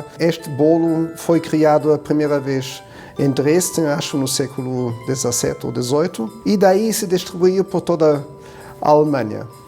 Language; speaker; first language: Portuguese; non-native, fluent; German